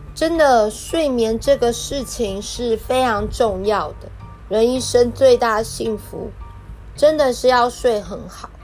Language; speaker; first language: Chinese; native; Chinese